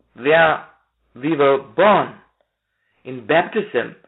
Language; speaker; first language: English; non-native, local second language; Sinhala